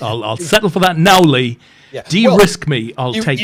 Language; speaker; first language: English; native; English